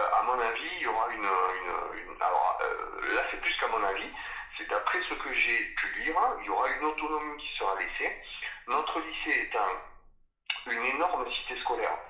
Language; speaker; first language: French; native; French